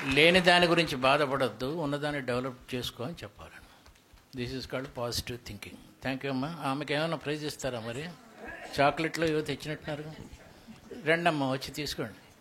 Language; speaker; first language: Telugu; native; Telugu